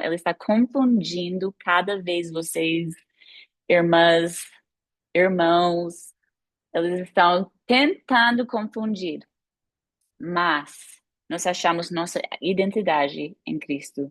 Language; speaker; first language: Portuguese; non-native, fluent; English